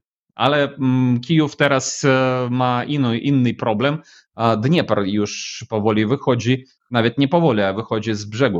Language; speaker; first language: Polish; non-native, fluent; Ukrainian